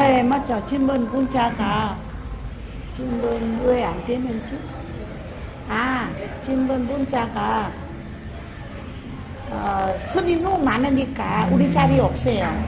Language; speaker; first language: Korean; non-native, learner; Vietnamese